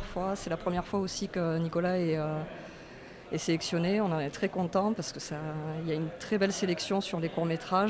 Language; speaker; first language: French; native; French